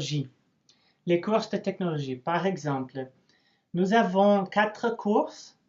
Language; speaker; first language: French; non-native, learner; English